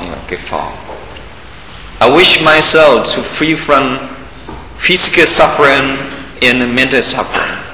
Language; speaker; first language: English; non-native, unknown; Burmese